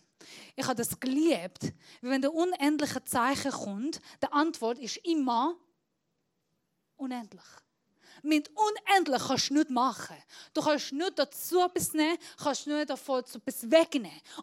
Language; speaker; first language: German; non-native, fluent; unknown